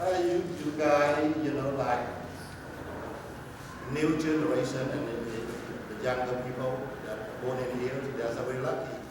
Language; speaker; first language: English; non-native, learner; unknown